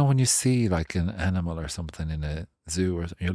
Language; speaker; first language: English; native; English